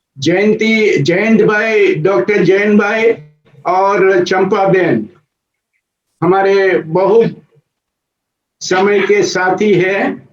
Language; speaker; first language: Hindi; non-native, local second language; Gujarati